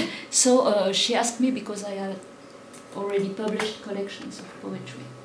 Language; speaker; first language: English; non-native, fluent; French